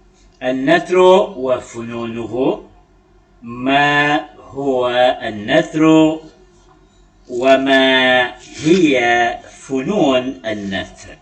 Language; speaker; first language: Arabic; non-native, fluent; Malay